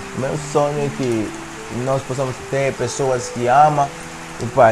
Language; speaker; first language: Portuguese; non-native, fluent; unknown